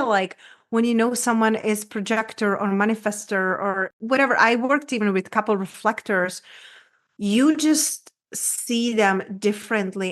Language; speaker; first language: English; non-native, fluent; Czech